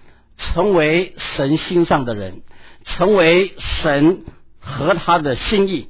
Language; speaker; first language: Chinese; native; Chinese